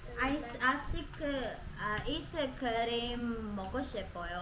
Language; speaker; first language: Korean; non-native, learner; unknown